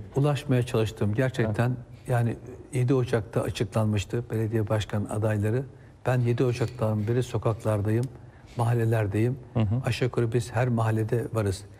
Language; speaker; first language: Turkish; native; Turkish